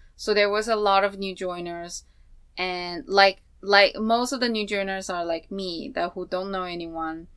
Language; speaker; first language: English; non-native, fluent; Chinese